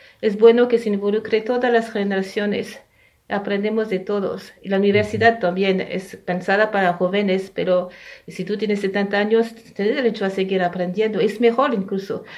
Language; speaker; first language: Spanish; non-native, fluent; French